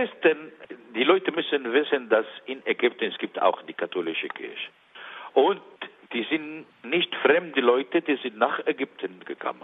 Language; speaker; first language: German; non-native, learner; Arabic